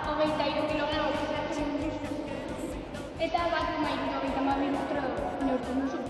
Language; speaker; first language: Basque; non-native, local second language; Spanish